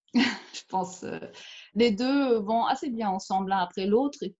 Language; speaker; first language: French; non-native, fluent; German